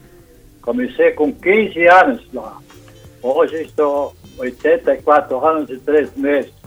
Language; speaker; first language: Portuguese; non-native, local second language; German